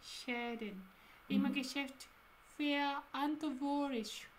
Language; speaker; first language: German; non-native, learner; Japanese